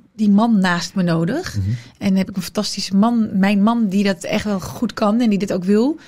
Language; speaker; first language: Dutch; early bilingual, other home language; Arabic